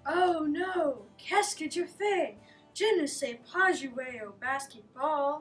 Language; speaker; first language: French; non-native, learner; English